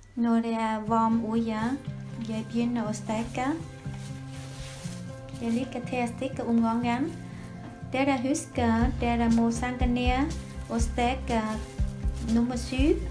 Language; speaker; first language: Norwegian; non-native, learner; Vietnamese